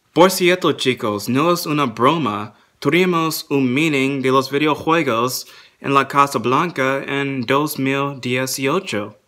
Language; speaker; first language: Spanish; non-native, learner; English